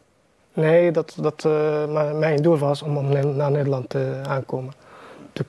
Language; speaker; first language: Dutch; non-native, learner; Arabic